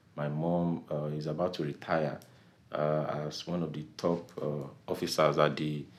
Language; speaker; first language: English; non-native, local second language; Yoruba